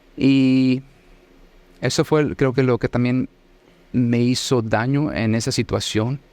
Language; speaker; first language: Spanish; early bilingual, heritage; Spanish